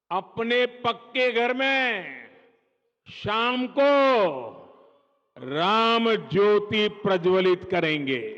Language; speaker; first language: Hindi; non-native, local second language; Gujarati